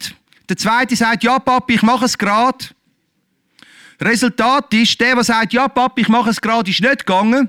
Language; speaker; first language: German; native; German